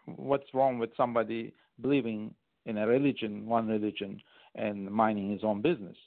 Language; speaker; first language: English; non-native, fluent; Turkish